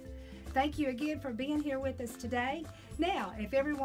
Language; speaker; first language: English; native; English